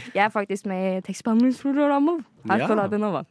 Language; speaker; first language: Norwegian; native; Norwegian